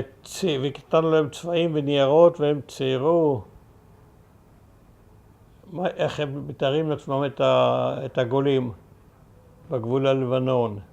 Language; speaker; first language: Hebrew; early bilingual, other home language; German